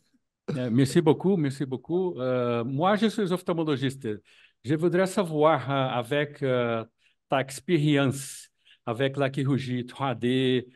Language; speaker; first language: French; non-native, learner; Portuguese